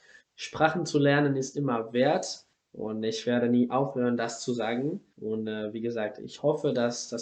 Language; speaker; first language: German; non-native, fluent; Spanish